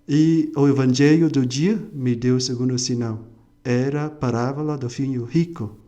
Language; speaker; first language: Portuguese; non-native, fluent; Vietnamese